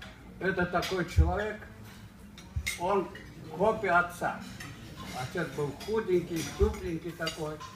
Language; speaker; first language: Russian; non-native, local second language; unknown